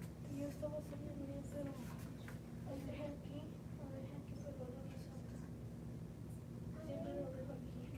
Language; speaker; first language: Spanish; early bilingual, heritage; Spanish